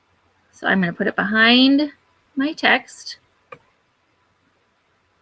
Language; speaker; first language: English; native; English